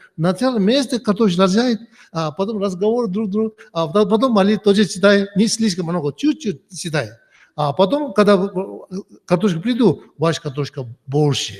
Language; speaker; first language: Russian; non-native, learner; Tibetan